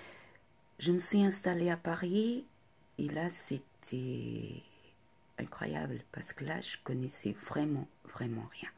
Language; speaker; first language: French; non-native, fluent; Portuguese